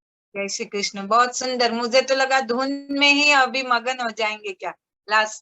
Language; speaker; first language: Hindi; native; Hindi